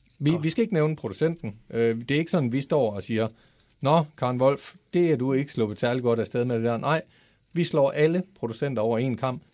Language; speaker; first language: Danish; native; Danish